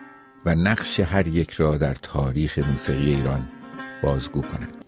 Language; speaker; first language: Persian; native; Persian